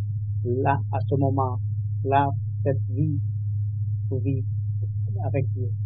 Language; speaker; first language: French; non-native, learner; Vietnamese